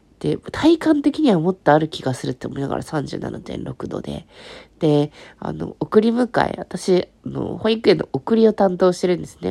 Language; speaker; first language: Japanese; native; Japanese